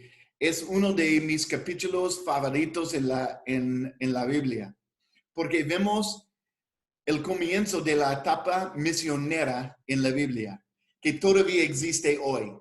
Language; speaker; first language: Spanish; non-native, fluent; English